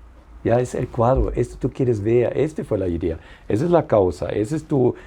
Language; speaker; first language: Spanish; non-native, fluent; German